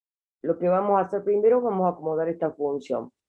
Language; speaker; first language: Spanish; native; Spanish